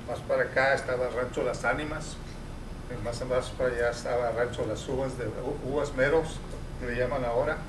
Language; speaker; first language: Spanish; early bilingual, heritage; Spanish